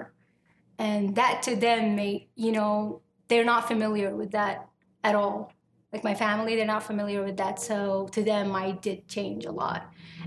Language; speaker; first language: English; non-native, fluent; Arabic